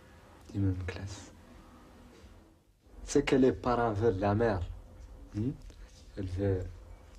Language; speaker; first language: French; non-native, local second language; Arabic